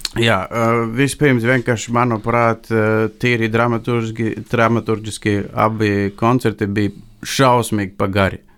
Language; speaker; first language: Latvian; non-native, fluent; Bulgarian